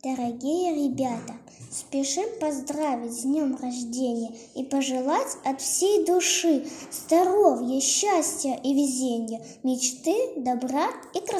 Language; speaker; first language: Russian; native; Russian